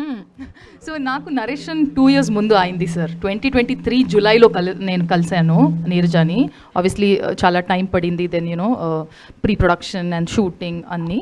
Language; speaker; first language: Telugu; non-native, local second language; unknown